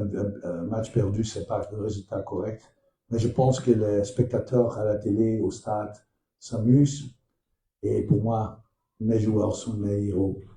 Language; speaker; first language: French; non-native, learner; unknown